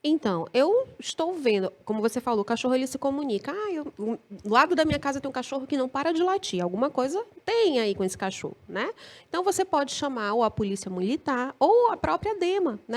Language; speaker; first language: Portuguese; native; Portuguese